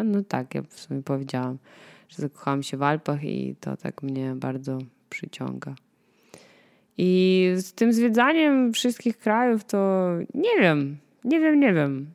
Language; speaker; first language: Polish; non-native, fluent; Russian